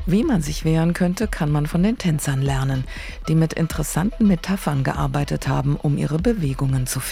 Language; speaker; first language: German; native; German